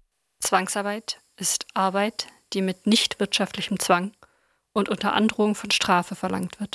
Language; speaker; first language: German; native; German